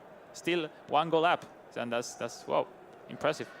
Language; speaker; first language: English; non-native, fluent; Spanish